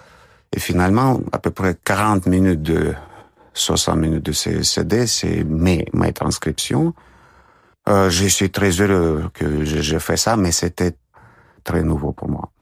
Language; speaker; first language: French; non-native, fluent; Russian